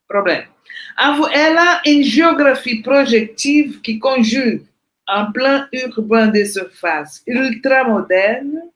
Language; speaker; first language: French; non-native, fluent; Portuguese